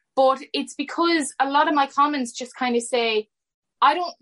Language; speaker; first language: English; native; English